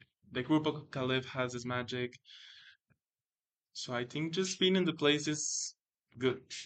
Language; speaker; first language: English; non-native, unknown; Spanish